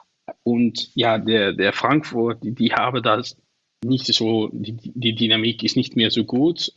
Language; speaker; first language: German; non-native, learner; Dutch